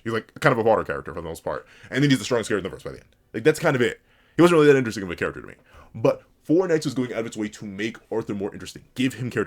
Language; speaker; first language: English; native; English